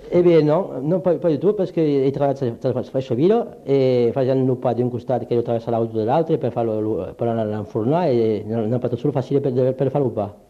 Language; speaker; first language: French; early bilingual, other home language; Polish